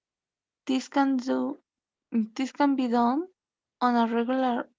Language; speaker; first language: English; non-native, learner; Spanish